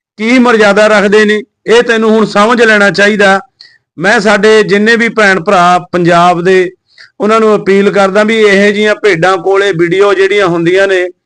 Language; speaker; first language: Punjabi; native; Punjabi